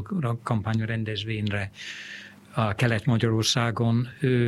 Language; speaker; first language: Hungarian; non-native, fluent; English